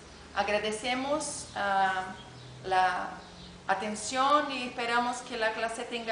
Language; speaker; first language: Spanish; non-native, learner; Portuguese